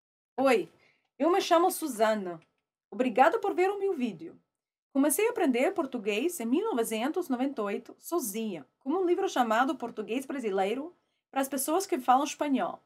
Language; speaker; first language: Portuguese; non-native, fluent; Russian